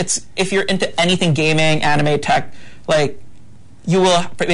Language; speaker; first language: English; non-native, local second language; Hiligaynon